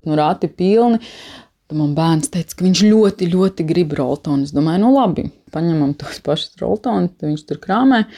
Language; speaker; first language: Latvian; native; Latvian